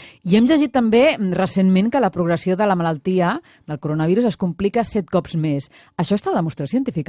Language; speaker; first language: Catalan; native; Catalan